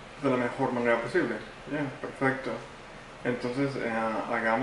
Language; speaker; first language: Spanish; early bilingual, heritage; Spanish